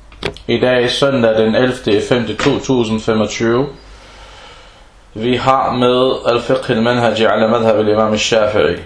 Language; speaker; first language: Danish; non-native, fluent; Arabic